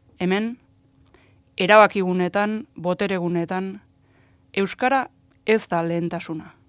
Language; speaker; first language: Basque; native; Basque